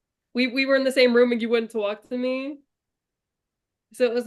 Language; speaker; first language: English; native; English